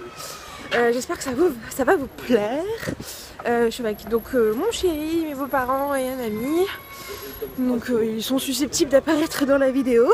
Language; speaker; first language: French; native; French